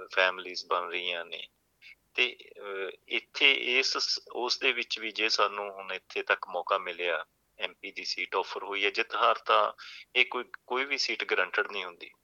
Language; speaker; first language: Punjabi; native; Punjabi